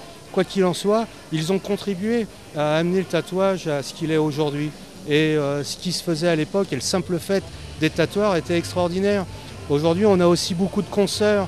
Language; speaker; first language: French; native; French